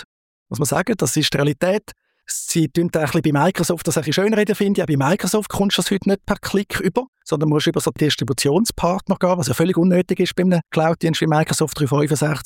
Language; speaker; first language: German; native; German